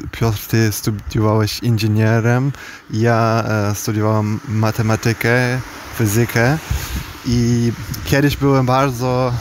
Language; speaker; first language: Polish; early bilingual, heritage; Polish